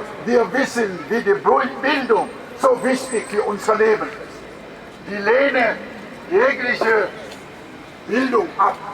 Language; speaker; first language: German; non-native, learner; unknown